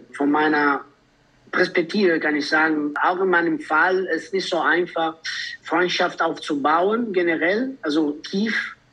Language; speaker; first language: German; non-native, fluent; Italian